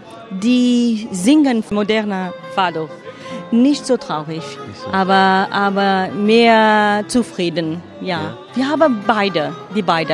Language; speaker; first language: German; non-native, learner; Portuguese